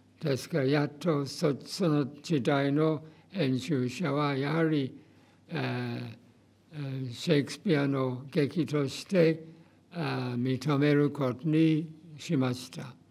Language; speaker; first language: Japanese; non-native, fluent; English